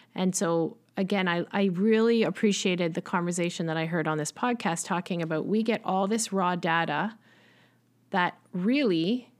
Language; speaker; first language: English; native; English